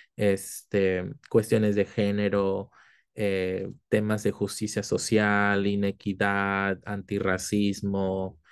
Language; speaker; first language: Spanish; early bilingual, heritage; Spanish